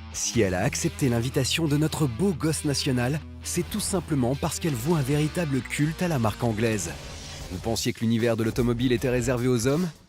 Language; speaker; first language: French; native; French